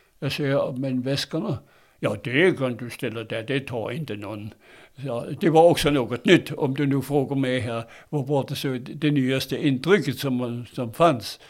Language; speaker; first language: Swedish; non-native, fluent; German